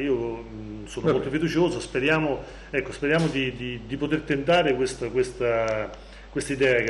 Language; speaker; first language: Italian; native; Italian